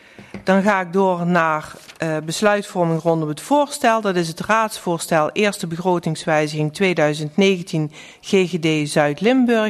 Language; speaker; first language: Dutch; native; Dutch